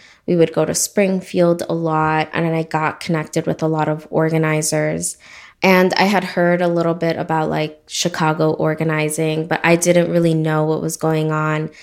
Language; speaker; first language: English; early bilingual, other home language; Spanish